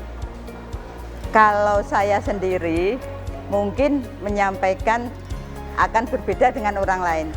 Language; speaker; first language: Indonesian; non-native, local second language; Javanese